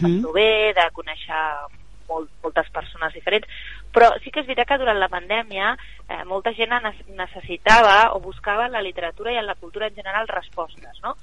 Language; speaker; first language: Catalan; native; Catalan